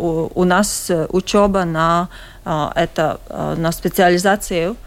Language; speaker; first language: Russian; non-native, local second language; Latvian